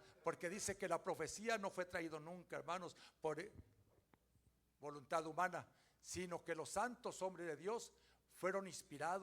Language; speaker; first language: Spanish; native; Spanish